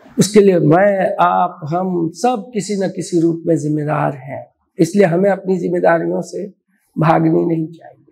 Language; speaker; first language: Hindi; non-native, local second language; Maithili